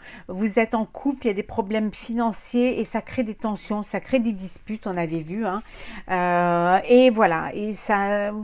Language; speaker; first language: French; native; French